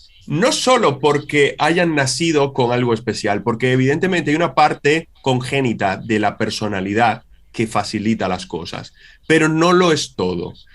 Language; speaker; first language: Spanish; native; Spanish